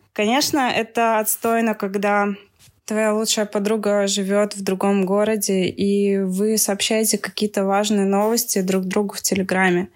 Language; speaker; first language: Russian; native; Russian